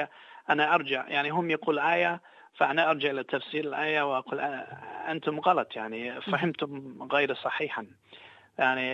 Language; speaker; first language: Arabic; non-native, fluent; English